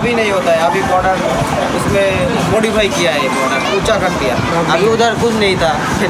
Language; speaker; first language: Hindi; non-native, local second language; Bangla